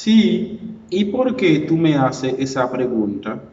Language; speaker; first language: Spanish; non-native, fluent; Haitian Creole